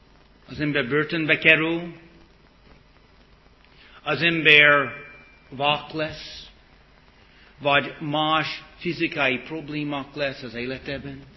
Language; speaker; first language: Hungarian; non-native, fluent; English